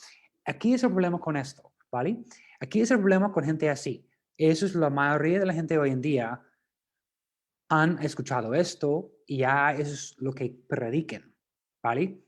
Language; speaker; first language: Spanish; non-native, fluent; English